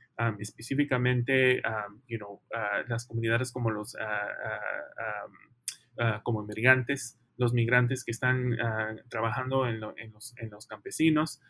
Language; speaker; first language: Spanish; early bilingual, heritage; Spanish